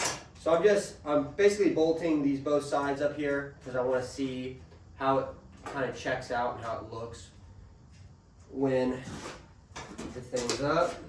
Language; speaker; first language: English; native; English